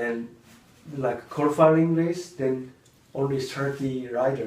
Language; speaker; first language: English; non-native, learner; Japanese